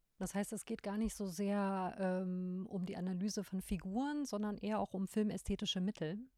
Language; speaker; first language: German; native; German